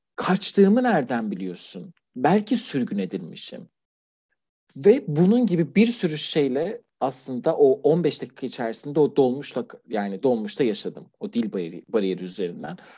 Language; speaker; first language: Turkish; non-native, fluent; Persian